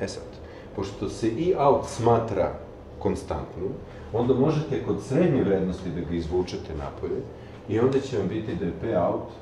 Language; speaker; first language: Serbian; native; Serbian